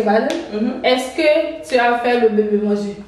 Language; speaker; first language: French; non-native, learner; Haitian Creole